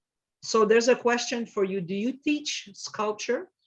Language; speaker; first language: English; non-native, fluent; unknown